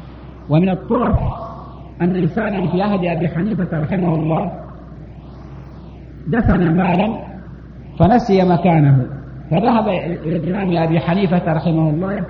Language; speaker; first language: Arabic; native; Arabic